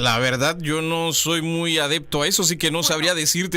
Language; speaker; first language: Spanish; native; Spanish